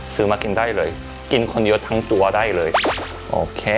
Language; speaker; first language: Thai; non-native, fluent; Korean